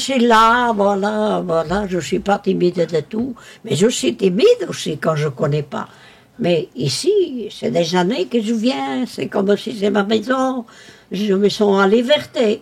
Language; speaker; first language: French; non-native, local second language; Spanish